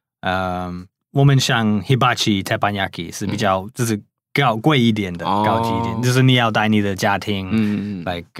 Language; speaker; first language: Chinese; non-native, fluent; English